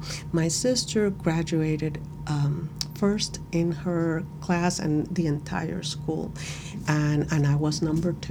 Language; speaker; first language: English; non-native, fluent; Spanish